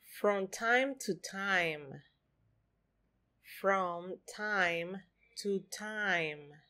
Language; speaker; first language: English; non-native, fluent; Spanish